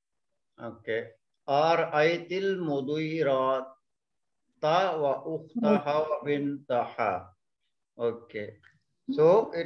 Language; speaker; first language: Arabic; non-native, fluent; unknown